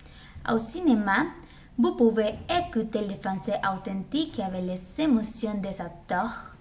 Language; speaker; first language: French; non-native, learner; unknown